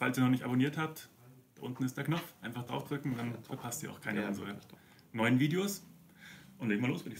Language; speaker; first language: German; native; German